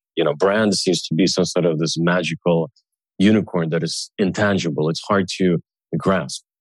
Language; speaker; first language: English; early bilingual, other home language; Russian